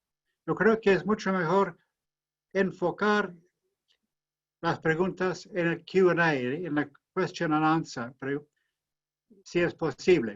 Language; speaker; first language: Spanish; non-native, fluent; English